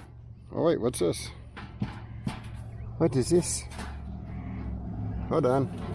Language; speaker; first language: English; native; English